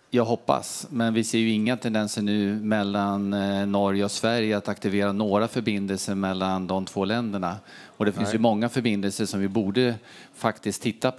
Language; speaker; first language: Swedish; native; Swedish